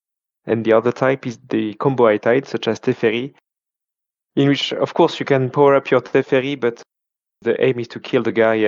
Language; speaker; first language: English; non-native, fluent; French